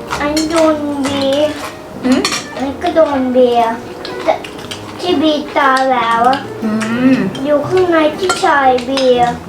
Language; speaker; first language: Thai; early bilingual, heritage; Thai